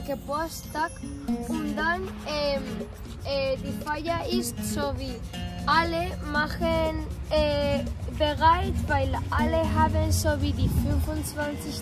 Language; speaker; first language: German; non-native, learner; Spanish